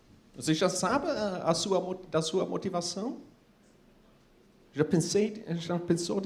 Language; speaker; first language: Portuguese; non-native, fluent; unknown